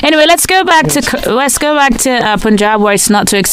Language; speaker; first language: English; non-native, local second language; Yoruba